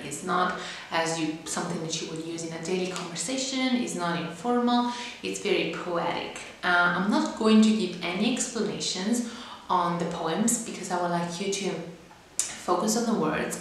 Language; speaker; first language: English; non-native, fluent; Italian